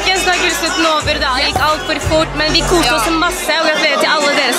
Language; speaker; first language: Norwegian; native; Norwegian